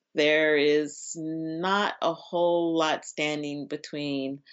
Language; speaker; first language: English; native; English